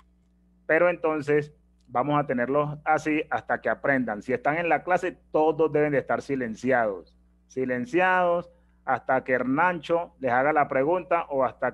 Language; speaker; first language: Spanish; native; Spanish